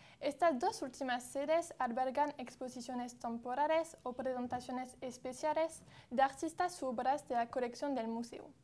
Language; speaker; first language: Spanish; non-native, fluent; French